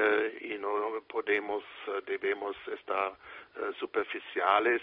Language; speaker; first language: Spanish; non-native, fluent; German